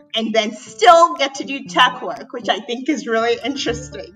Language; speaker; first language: English; non-native, local second language; Akan